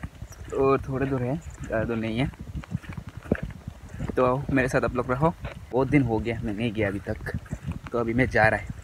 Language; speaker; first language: Hindi; non-native, local second language; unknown